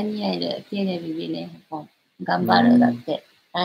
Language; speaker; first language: Spanish; non-native, learner; Japanese